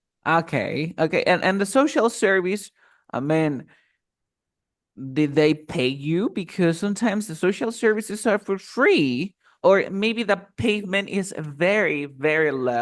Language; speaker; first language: English; non-native, fluent; Spanish